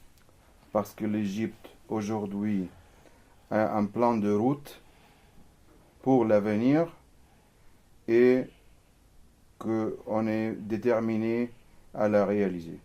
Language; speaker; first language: French; non-native, fluent; Arabic